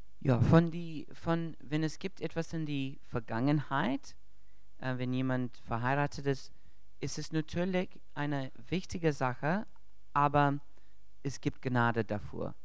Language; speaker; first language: German; non-native, learner; English